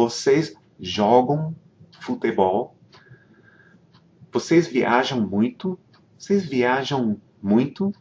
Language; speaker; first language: Portuguese; non-native, fluent; English